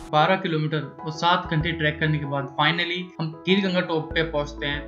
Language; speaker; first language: Hindi; native; Hindi